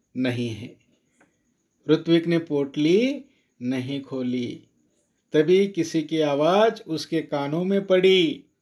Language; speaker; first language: Hindi; non-native, local second language; Marathi